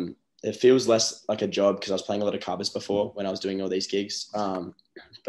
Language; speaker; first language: English; native; English